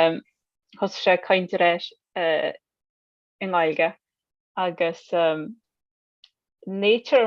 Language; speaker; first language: Irish; non-native, learner; English